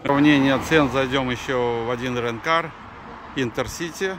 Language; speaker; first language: Russian; native; Russian